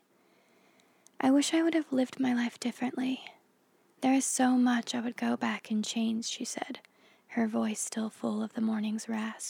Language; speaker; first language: English; native; English